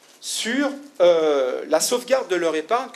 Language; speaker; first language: French; native; French